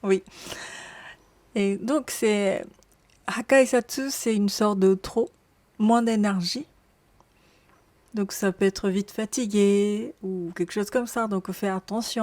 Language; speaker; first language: French; non-native, learner; Japanese